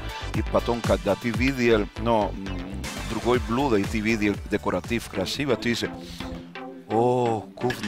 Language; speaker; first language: Russian; non-native, learner; Spanish